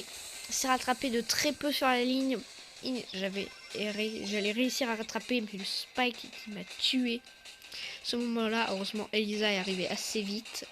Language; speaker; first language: French; native; French